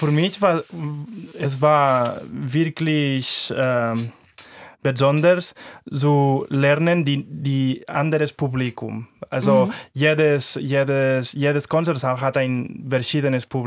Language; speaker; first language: German; non-native, fluent; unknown